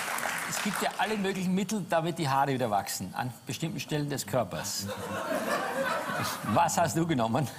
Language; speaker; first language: German; native; German